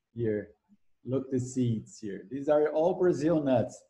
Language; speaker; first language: English; non-native, fluent; Portuguese